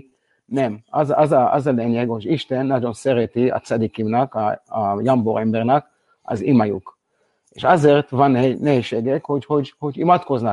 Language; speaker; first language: Hungarian; non-native, learner; Hebrew